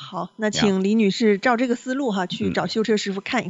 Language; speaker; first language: Chinese; native; Chinese